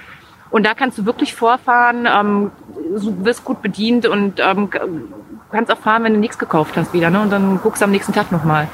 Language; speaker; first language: German; native; German